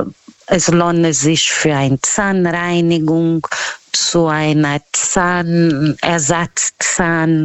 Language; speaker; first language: German; non-native, fluent; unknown